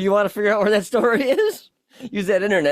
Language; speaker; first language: English; native; English